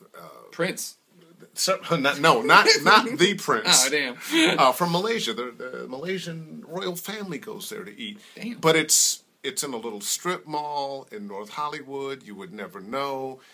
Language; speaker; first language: English; native; English